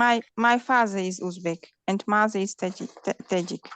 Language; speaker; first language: English; non-native, learner; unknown